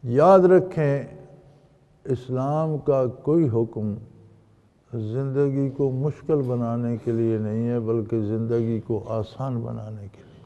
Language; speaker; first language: Urdu; non-native, local second language; Punjabi